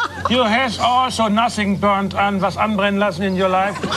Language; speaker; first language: English; non-native, learner; German